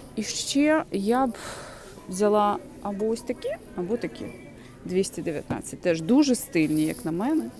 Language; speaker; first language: Ukrainian; non-native, local second language; Russian